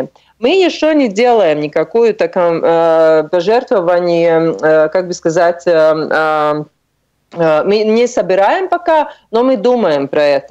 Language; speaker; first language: Russian; non-native, local second language; Latvian